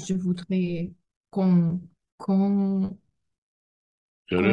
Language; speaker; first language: French; non-native, learner; Russian